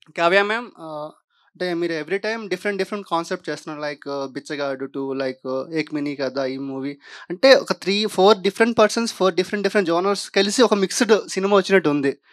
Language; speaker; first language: Telugu; native; Telugu